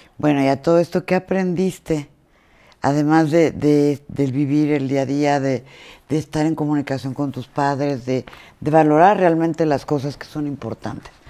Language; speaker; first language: Spanish; native; Spanish